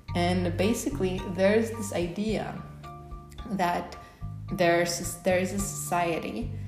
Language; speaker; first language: English; non-native, fluent; Polish